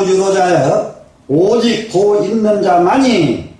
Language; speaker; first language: Korean; native; Korean